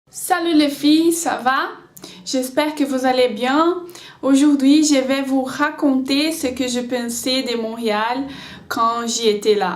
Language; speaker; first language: French; non-native, learner; Portuguese